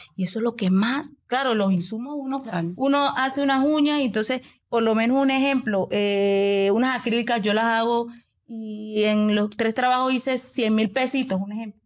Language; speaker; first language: Spanish; native; Spanish